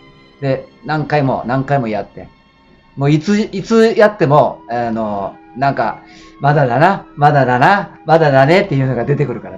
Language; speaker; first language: Japanese; native; Japanese